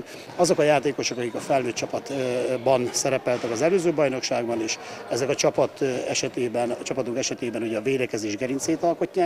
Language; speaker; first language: Hungarian; native; Hungarian